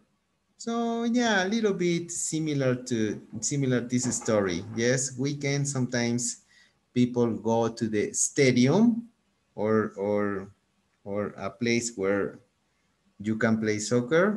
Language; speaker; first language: English; non-native, fluent; Spanish